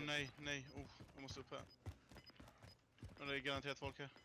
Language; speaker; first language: Swedish; native; Swedish